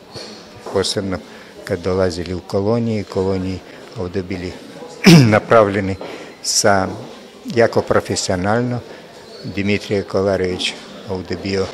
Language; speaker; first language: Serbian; non-native, fluent; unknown